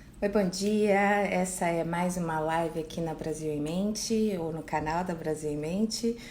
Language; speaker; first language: Portuguese; native; Portuguese